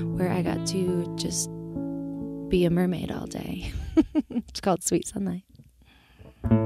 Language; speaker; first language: English; native; English